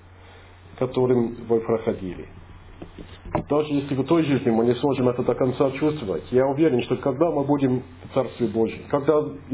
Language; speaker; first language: Russian; non-native, fluent; English